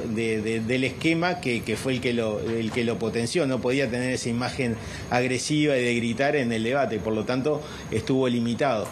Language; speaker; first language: Spanish; native; Spanish